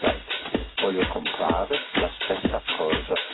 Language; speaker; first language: Italian; non-native, fluent; English